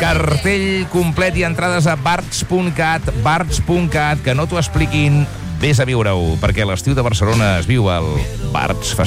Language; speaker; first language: Catalan; native; Catalan